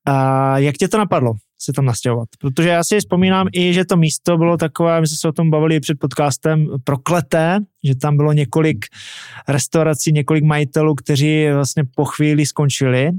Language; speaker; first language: Czech; native; Czech